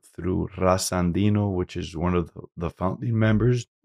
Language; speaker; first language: English; native; English